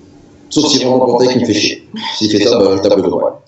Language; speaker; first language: French; native; French